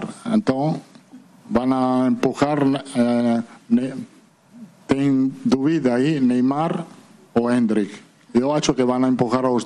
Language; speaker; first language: Portuguese; non-native, fluent; Italian